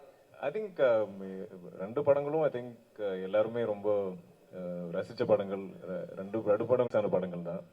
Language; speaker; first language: Tamil; non-native, local second language; Malayalam